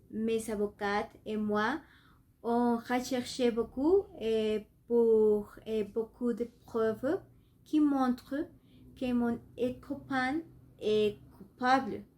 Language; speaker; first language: French; non-native, learner; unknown